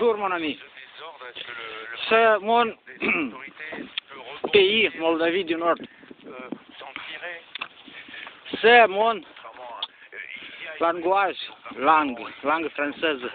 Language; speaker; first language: French; non-native, learner; Romanian